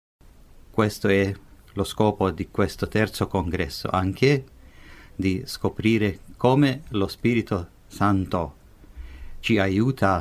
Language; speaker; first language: Italian; non-native, fluent; Hungarian